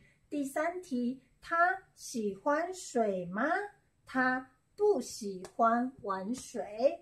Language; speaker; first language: Chinese; non-native, learner; English